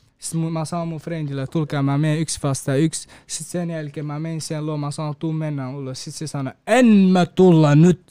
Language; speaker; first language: Finnish; non-native, learner; Kurdish